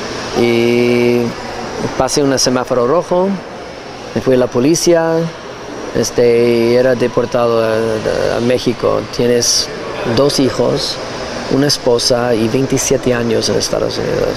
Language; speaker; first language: Spanish; non-native, learner; English